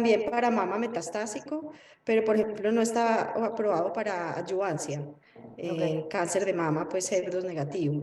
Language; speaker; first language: Spanish; native; Spanish